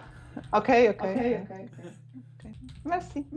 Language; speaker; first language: French; non-native, fluent; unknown